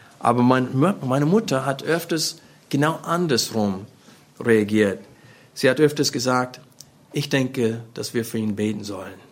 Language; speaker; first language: German; non-native, fluent; English